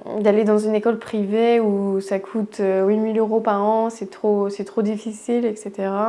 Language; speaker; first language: French; non-native, fluent; English